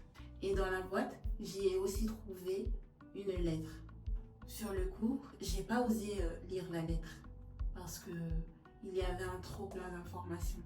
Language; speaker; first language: French; native; French